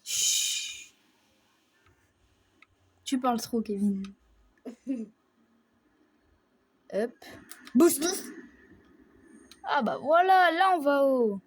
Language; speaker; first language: French; native; French